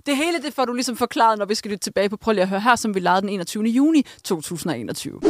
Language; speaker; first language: Danish; native; Danish